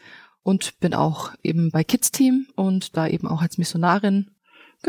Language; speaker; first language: German; native; German